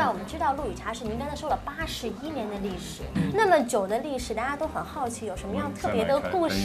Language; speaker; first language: Chinese; native; Chinese